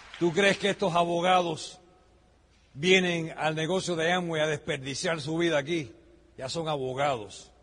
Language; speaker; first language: Spanish; early bilingual, heritage; Spanish